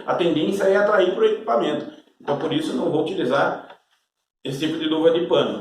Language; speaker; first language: Portuguese; native; Portuguese